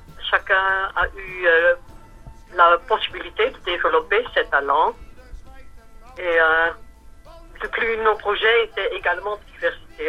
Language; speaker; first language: French; non-native, fluent; Dutch